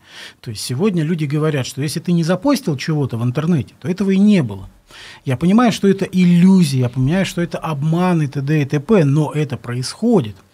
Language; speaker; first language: Russian; native; Russian